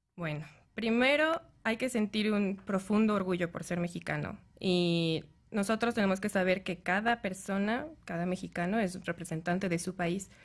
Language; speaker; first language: Spanish; native; Spanish